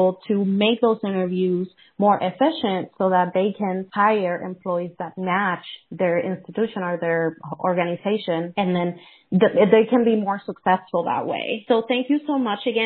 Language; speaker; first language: English; non-native, fluent; Spanish